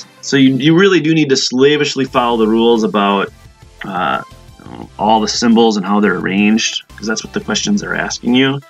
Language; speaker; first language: English; native; English